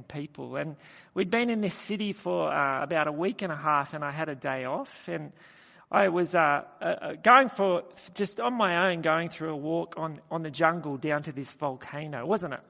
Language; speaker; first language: English; native; English